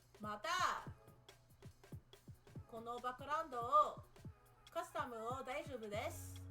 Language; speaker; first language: Japanese; non-native, learner; English